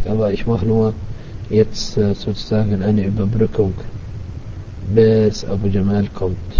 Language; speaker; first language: German; non-native, fluent; Arabic